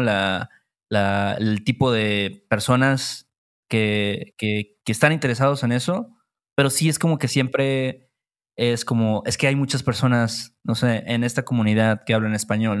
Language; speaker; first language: Spanish; native; Spanish